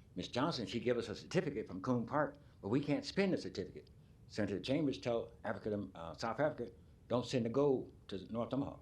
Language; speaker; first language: English; native; English